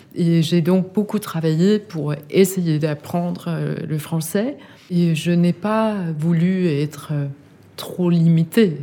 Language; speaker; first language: French; non-native, fluent; Danish